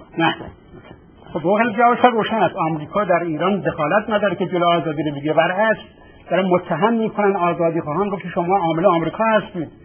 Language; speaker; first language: Persian; native; Persian